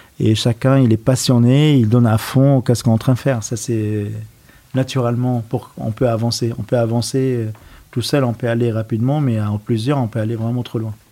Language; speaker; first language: French; non-native, fluent; Arabic